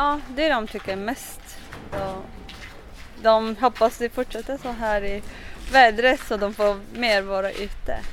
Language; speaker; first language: Swedish; non-native, learner; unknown